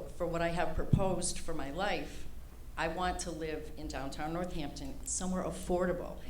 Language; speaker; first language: English; native; English